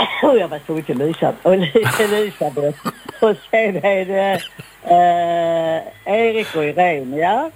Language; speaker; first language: Swedish; native; Swedish